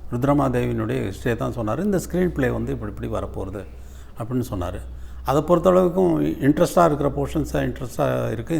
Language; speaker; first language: Tamil; native; Tamil